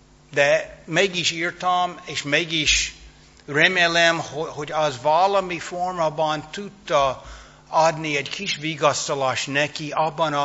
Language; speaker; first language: Hungarian; non-native, fluent; English